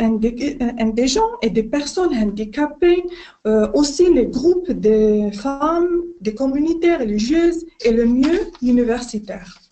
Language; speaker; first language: French; non-native, learner; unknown